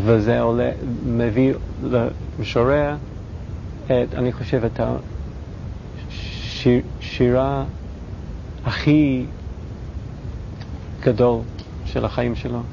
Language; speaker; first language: Hebrew; non-native, fluent; English